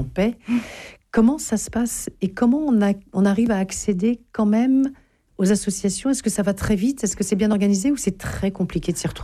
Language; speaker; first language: French; native; French